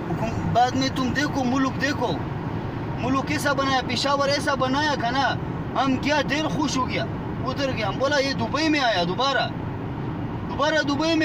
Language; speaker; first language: Hindi; non-native, local second language; Pashto